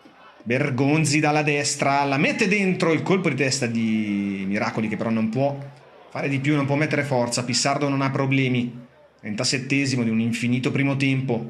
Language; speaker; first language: Italian; native; Italian